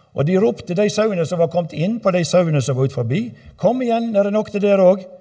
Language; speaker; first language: Norwegian; native; Norwegian